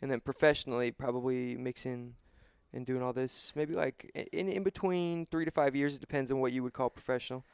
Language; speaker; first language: English; native; English